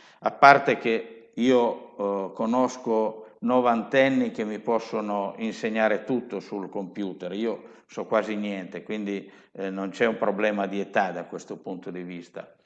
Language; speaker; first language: Italian; native; Italian